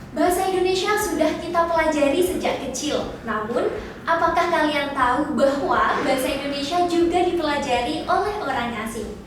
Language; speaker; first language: Indonesian; native; Indonesian